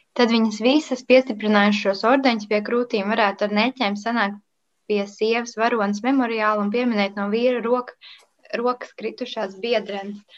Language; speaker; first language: Latvian; native; Latvian